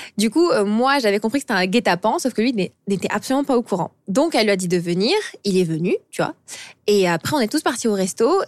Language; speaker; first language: French; early bilingual, other home language; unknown